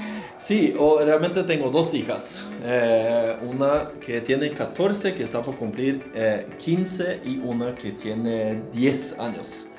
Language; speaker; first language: Spanish; non-native, fluent; Norwegian